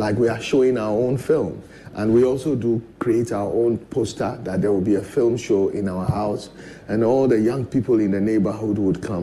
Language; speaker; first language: English; non-native, local second language; Ewe